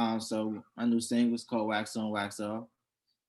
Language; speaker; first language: English; native; English